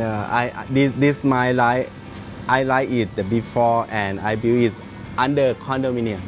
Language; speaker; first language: English; non-native, learner; Thai